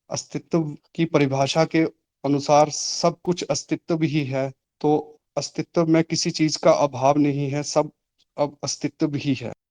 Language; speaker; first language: Hindi; native; Hindi